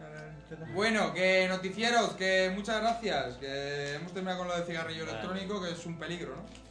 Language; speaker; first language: Spanish; native; Spanish